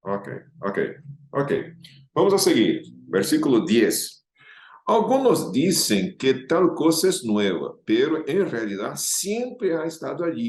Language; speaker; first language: Spanish; non-native, fluent; Portuguese